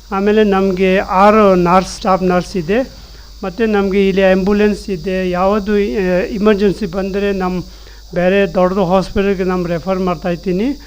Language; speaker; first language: Kannada; non-native, local second language; Tibetan